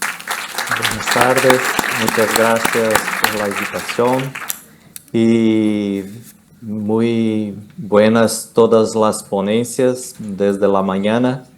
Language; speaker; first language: Spanish; non-native, learner; Portuguese